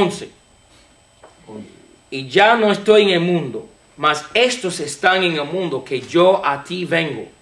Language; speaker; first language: Spanish; non-native, fluent; English